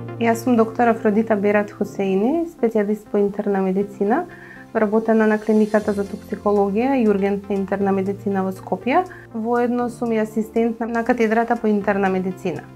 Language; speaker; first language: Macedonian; early bilingual, other home language; Croatian